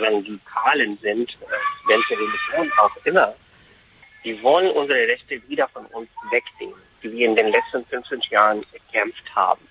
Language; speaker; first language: German; non-native, fluent; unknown